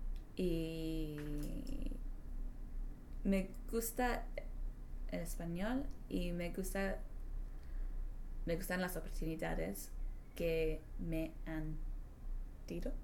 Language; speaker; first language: Spanish; non-native, learner; English